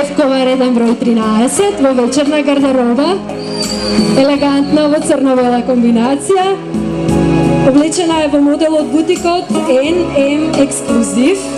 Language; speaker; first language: Macedonian; native; Macedonian